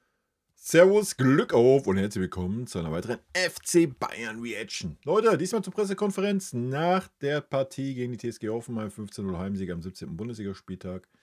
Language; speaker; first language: German; native; German